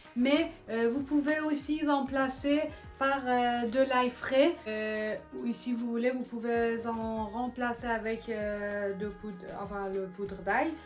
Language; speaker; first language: French; non-native, fluent; Persian